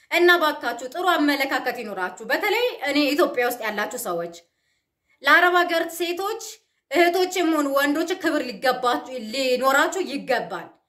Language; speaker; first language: Amharic; native; Amharic